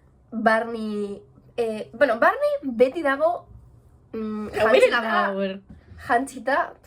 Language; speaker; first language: Basque; non-native, local second language; Spanish